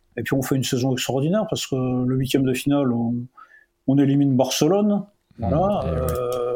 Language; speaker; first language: French; native; French